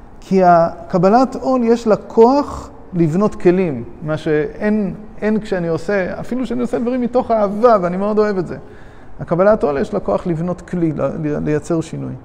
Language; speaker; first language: Hebrew; non-native, fluent; English